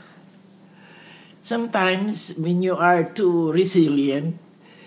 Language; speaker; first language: English; non-native, local second language; Cebuano